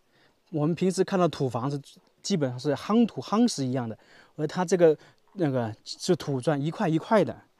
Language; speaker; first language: Chinese; native; Chinese